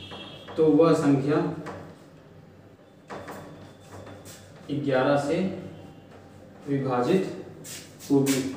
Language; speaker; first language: Hindi; native; Hindi